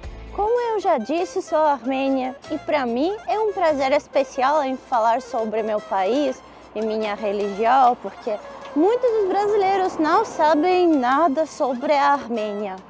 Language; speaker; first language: Portuguese; non-native, fluent; Armenian